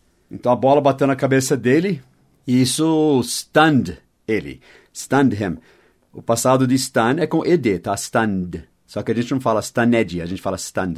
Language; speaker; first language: Portuguese; non-native, fluent; English